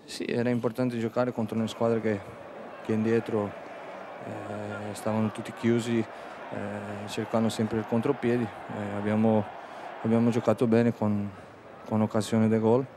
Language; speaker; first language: Italian; non-native, fluent; Spanish